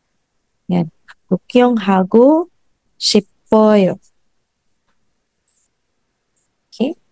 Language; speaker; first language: Korean; non-native, fluent; Filipino